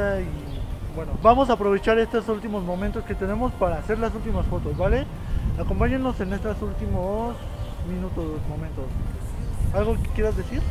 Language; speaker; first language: Spanish; native; Spanish